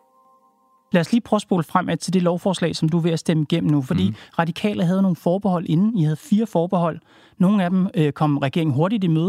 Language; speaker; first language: Danish; native; Danish